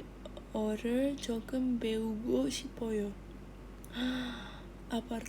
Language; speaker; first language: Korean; non-native, learner; Indonesian